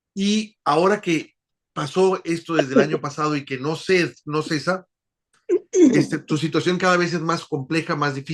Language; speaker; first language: Spanish; native; Spanish